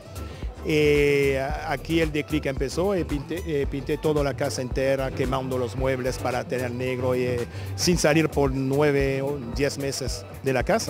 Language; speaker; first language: Spanish; non-native, fluent; French